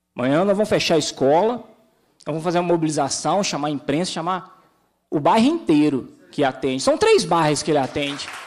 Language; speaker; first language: Portuguese; native; Portuguese